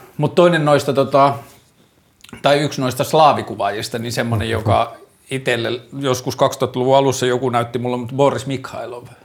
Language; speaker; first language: Finnish; native; Finnish